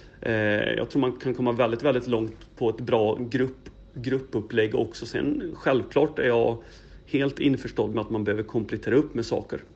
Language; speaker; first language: Swedish; native; Swedish